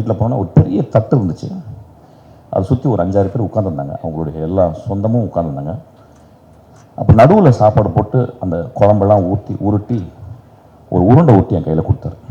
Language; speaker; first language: Tamil; native; Tamil